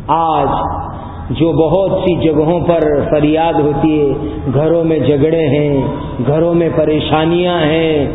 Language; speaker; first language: Urdu; non-native, local second language; Gujarati